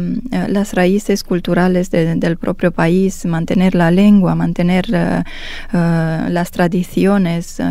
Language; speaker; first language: Spanish; non-native, fluent; Romanian